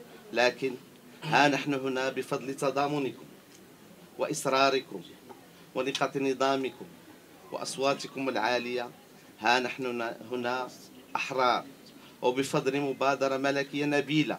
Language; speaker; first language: Arabic; native; Arabic